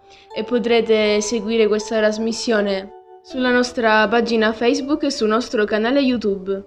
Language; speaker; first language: Italian; native; Italian